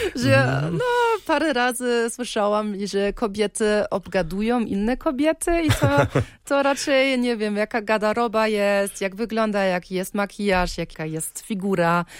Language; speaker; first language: Polish; early bilingual, heritage; Polish